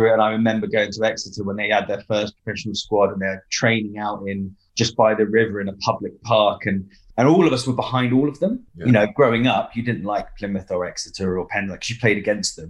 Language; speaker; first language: English; native; English